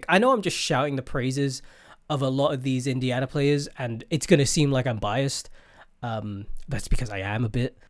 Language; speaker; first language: English; native; English